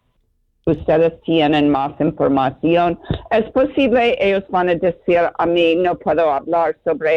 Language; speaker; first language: Spanish; non-native, fluent; English